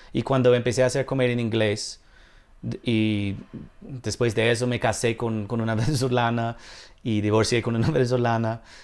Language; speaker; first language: Spanish; non-native, fluent; English